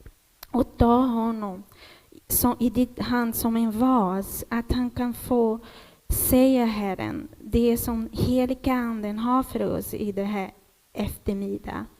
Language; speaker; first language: Swedish; non-native, learner; Portuguese